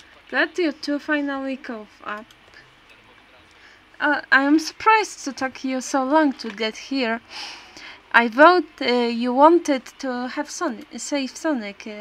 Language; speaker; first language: English; non-native, learner; Polish